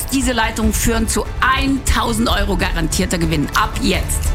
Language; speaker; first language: German; native; German